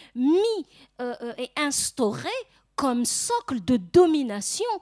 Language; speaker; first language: French; non-native, local second language; Arabic